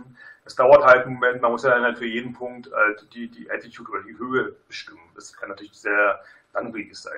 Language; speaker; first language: German; native; German